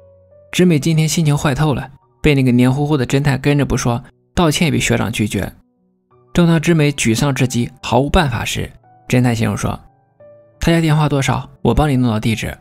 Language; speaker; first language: Chinese; native; Chinese